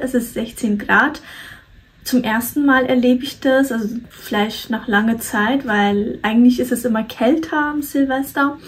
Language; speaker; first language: German; early bilingual, other home language; Turkish